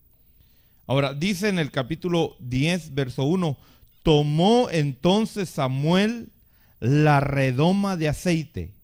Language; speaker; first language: Spanish; native; Spanish